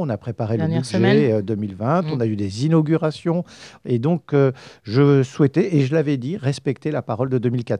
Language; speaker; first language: French; native; French